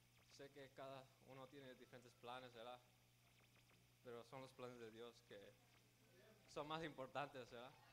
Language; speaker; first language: Spanish; early bilingual, heritage; Spanish